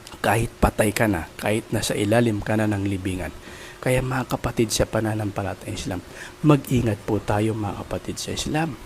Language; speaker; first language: Filipino; non-native, local second language; Maranao